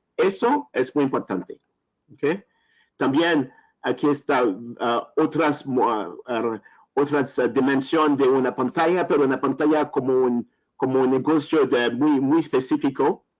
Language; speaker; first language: Spanish; non-native, learner; French